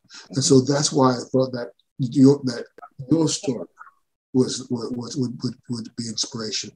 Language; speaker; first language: English; early bilingual, other home language; Spanish